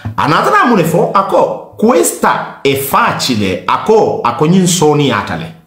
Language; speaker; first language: Italian; non-native, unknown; Mandingo